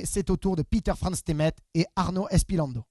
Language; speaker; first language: French; native; French